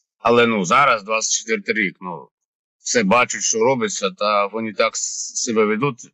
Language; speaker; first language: Ukrainian; non-native, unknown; Georgian